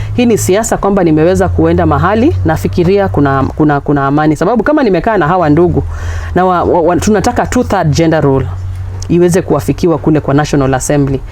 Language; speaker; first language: Swahili; non-native, local second language; Luyia